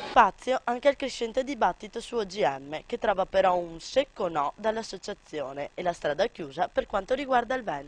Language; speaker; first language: Italian; native; Italian